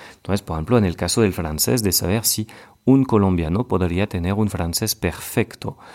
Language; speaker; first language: French; native; French